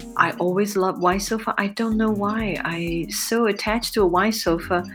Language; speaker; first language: English; non-native, fluent; Chinese